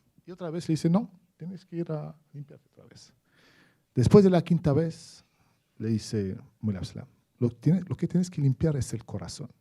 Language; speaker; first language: Spanish; non-native, fluent; Arabic